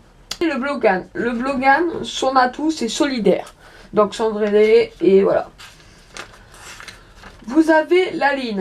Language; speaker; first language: French; native; French